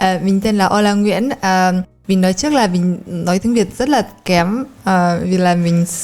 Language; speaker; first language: Vietnamese; early bilingual, heritage; Polish